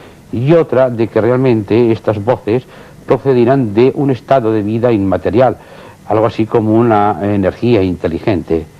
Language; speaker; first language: Spanish; native; Spanish